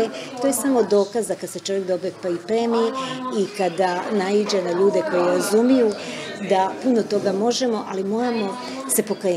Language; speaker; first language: Croatian; native; Croatian